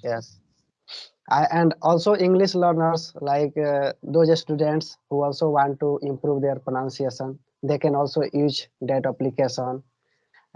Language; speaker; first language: English; non-native, learner; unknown